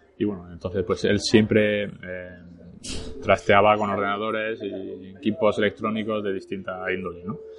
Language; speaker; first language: Spanish; early bilingual, other home language; French